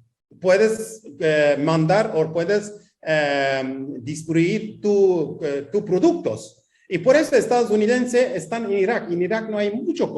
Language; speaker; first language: Spanish; non-native, fluent; Kurdish